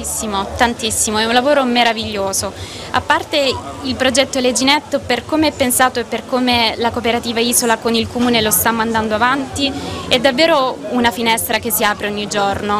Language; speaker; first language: Italian; native; Italian